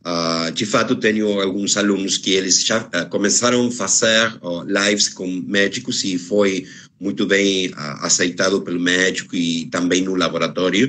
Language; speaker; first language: Portuguese; non-native, fluent; Spanish